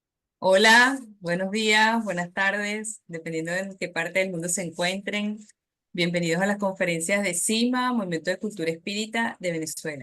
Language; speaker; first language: Spanish; native; Spanish